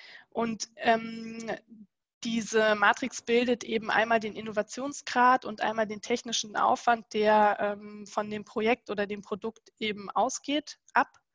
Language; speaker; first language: German; native; German